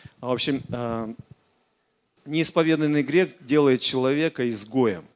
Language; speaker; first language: Russian; native; Russian